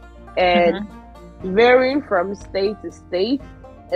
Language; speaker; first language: English; non-native, local second language; Yoruba